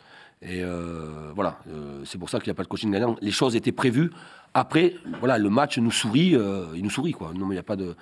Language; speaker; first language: French; native; French